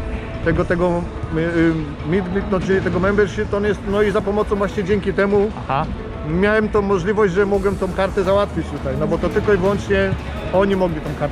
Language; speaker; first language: Polish; native; Polish